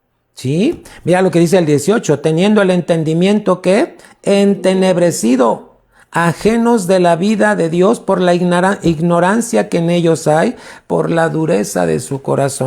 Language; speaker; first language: Spanish; native; Spanish